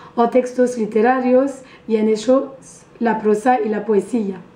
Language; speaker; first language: Spanish; non-native, fluent; French